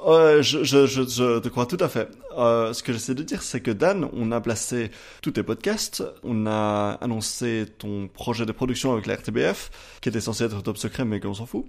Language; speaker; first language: French; native; French